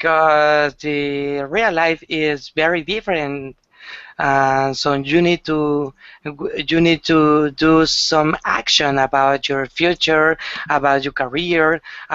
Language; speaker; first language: English; non-native, learner; Spanish